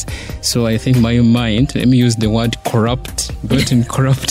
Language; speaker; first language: English; non-native, local second language; Ganda